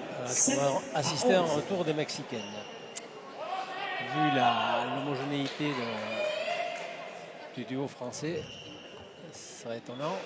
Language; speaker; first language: French; native; French